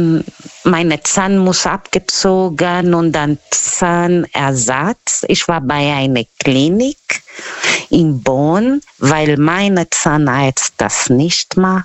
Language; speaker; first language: German; non-native, fluent; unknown